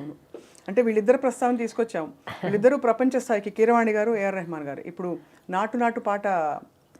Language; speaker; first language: Telugu; native; Telugu